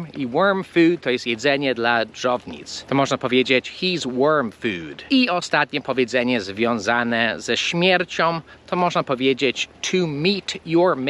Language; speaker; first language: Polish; non-native, fluent; English